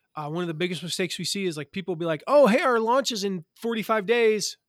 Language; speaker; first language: English; native; English